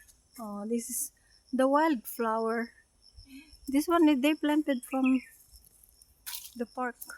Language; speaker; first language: English; non-native, learner; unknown